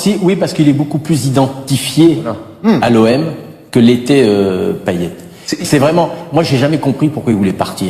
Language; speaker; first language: French; native; French